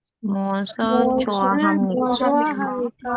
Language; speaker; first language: Korean; non-native, learner; Indonesian